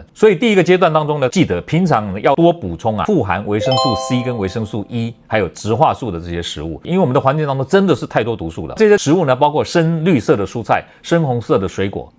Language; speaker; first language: Chinese; native; Chinese